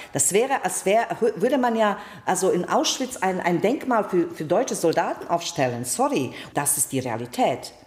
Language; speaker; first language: German; non-native, fluent; Bosnian